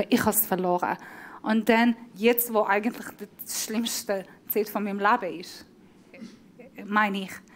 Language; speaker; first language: German; non-native, fluent; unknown